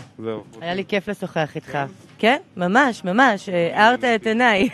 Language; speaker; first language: Hebrew; native; Hebrew